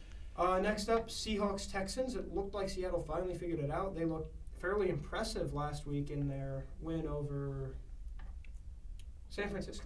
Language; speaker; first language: English; native; English